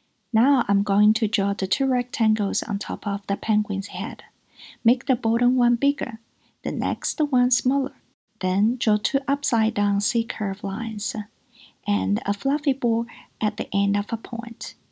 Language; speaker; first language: English; non-native, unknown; Chinese